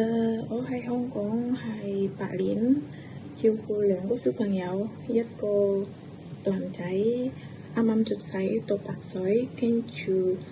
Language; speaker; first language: Cantonese; non-native, learner; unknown